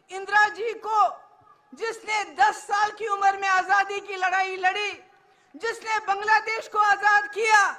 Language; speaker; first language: Hindi; native; Hindi